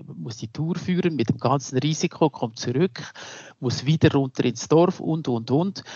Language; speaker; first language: German; native; German